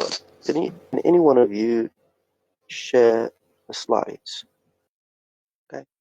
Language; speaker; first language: English; non-native, fluent; Arabic